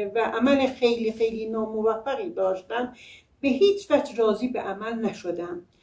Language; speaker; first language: Persian; non-native, local second language; Azerbaijani